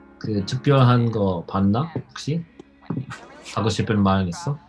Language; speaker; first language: Korean; non-native, learner; English